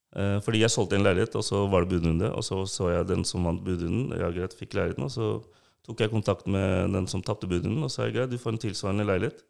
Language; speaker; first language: Norwegian; non-native, local second language; Urdu